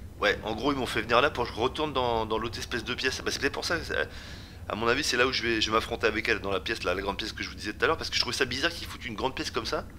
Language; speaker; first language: French; native; French